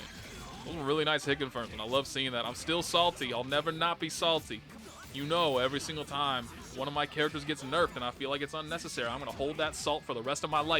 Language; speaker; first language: English; native; English